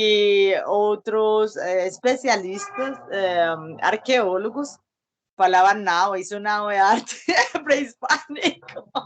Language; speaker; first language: Portuguese; non-native, learner; Spanish